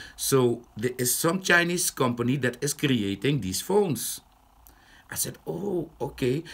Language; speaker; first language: English; non-native, fluent; Dutch